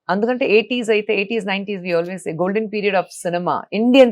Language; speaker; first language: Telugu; non-native, local second language; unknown